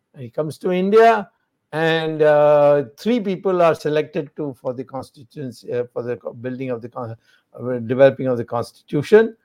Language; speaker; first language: English; non-native, local second language; Tamil